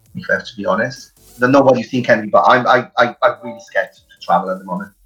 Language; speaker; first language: English; non-native, fluent; Italian